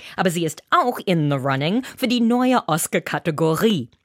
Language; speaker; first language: German; non-native, fluent; English